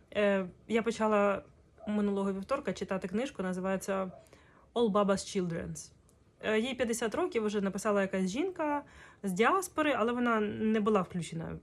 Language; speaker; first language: Ukrainian; non-native, local second language; Russian